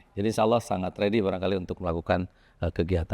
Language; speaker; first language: Indonesian; native; Indonesian